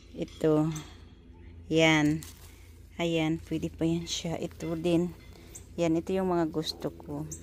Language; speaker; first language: Filipino; non-native, local second language; Masbatenyo